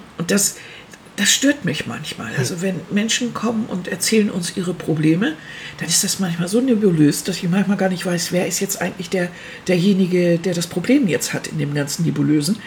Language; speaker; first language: German; native; German